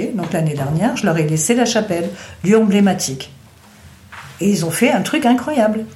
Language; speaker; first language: French; native; French